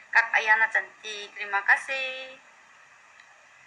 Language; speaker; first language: Indonesian; non-native, learner; Korean